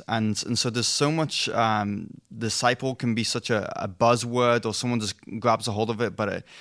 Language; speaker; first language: English; native; English